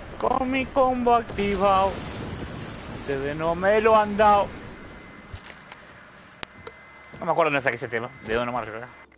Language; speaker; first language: Spanish; native; Spanish